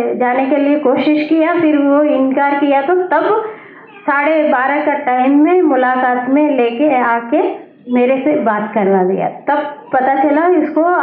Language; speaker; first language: Hindi; non-native, local second language; Telugu